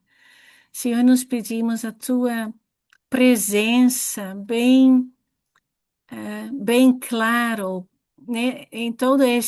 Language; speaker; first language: Portuguese; non-native, fluent; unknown